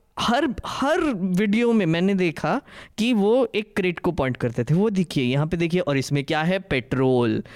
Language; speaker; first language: Hindi; native; Hindi